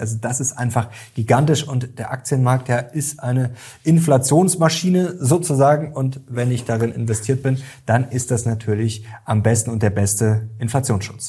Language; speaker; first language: German; native; German